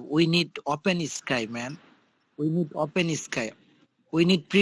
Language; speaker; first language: English; non-native, local second language; Bangla